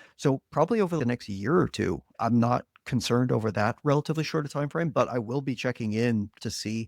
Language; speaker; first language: English; native; English